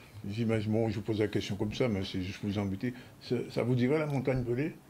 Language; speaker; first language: French; native; French